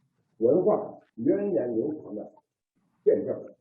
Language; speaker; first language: Chinese; native; Chinese